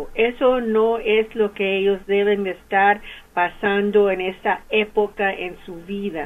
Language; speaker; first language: Spanish; early bilingual, heritage; English